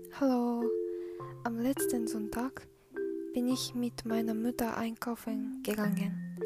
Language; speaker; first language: German; non-native, learner; Japanese